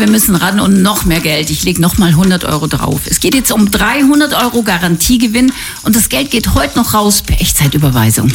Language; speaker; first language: German; native; German